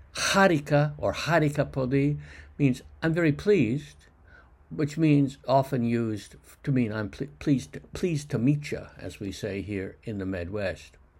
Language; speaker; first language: English; native; English